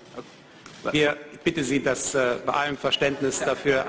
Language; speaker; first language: German; native; German